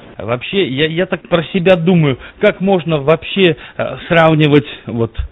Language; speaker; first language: Russian; native; Russian